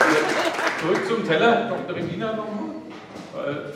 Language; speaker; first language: German; native; German